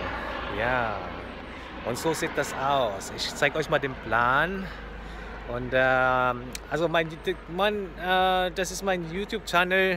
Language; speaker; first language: German; non-native, fluent; Filipino